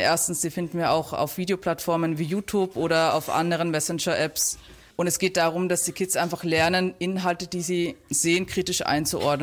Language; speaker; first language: German; native; German